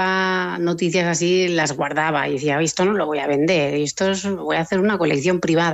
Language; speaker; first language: Spanish; native; Spanish